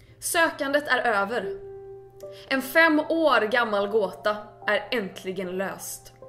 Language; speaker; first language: Swedish; native; Swedish